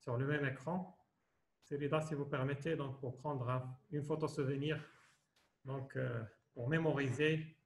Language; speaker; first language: French; non-native, local second language; Arabic